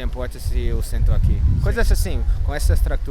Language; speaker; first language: Portuguese; non-native, learner; English